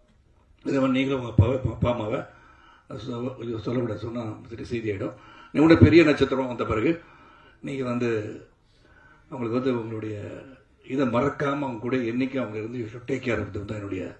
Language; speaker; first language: Tamil; native; Tamil